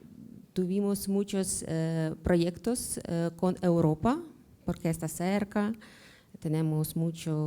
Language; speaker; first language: Spanish; non-native, learner; Ukrainian